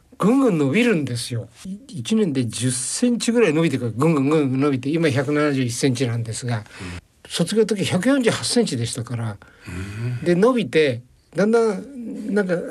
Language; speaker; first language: Japanese; native; Japanese